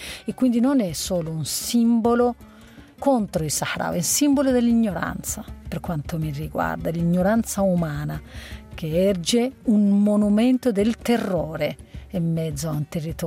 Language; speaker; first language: Italian; non-native, fluent; Arabic